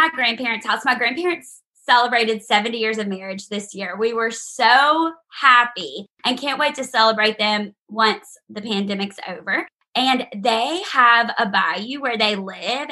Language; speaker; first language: English; native; English